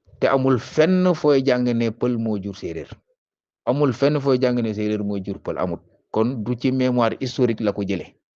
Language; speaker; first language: Wolof; non-native, local second language; Serer